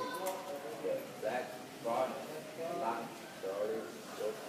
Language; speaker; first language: English; non-native, learner; Thai